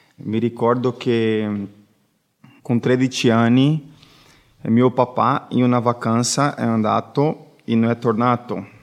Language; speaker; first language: Italian; non-native, learner; Portuguese